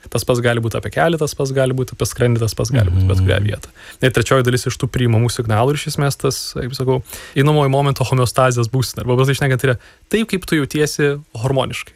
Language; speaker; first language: Lithuanian; native; Lithuanian